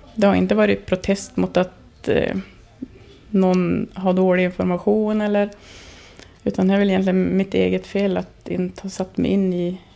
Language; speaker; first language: Swedish; native; Swedish